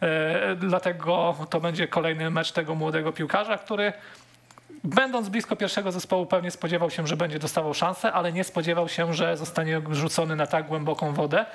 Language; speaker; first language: Polish; native; Polish